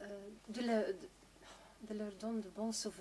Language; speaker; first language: French; non-native, local second language; Dutch